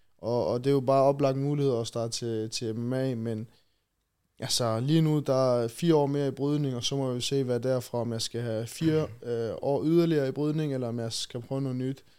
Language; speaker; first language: Danish; early bilingual, other home language; Chechen